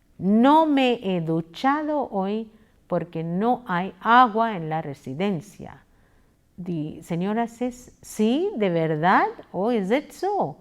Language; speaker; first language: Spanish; non-native, fluent; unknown